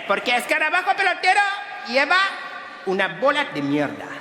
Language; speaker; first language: Spanish; native; Spanish